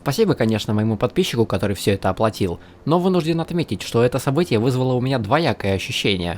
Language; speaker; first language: Russian; native; Russian